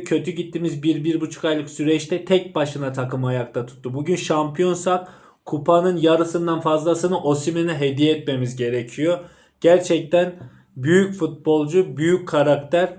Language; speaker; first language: Turkish; native; Turkish